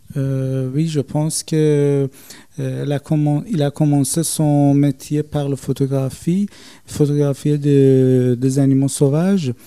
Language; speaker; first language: French; non-native, fluent; Persian